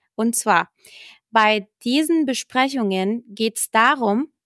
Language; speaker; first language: German; non-native, fluent; Arabic